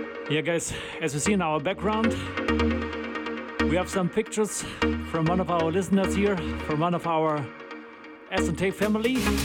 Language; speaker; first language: English; non-native, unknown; German